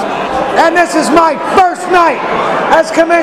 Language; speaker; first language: English; native; English